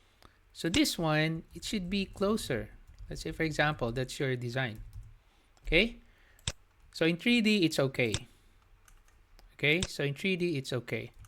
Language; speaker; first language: English; non-native, local second language; Filipino